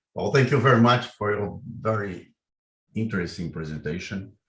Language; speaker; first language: English; non-native, fluent; Portuguese